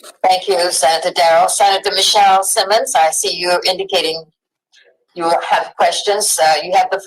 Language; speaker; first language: English; native; English